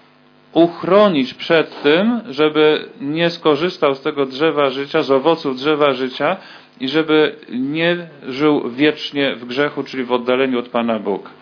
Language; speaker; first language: Polish; native; Polish